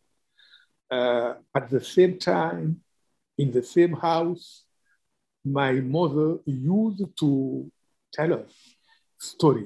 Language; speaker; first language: English; non-native, fluent; Wolof